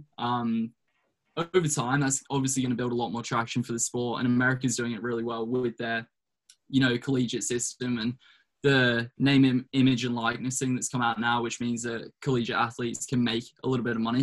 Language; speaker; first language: English; native; English